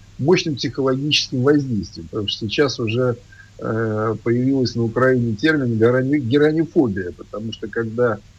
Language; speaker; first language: Russian; native; Russian